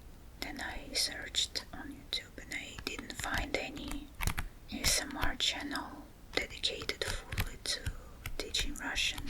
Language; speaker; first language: English; non-native, fluent; Russian